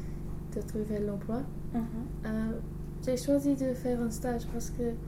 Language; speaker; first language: French; non-native, learner; English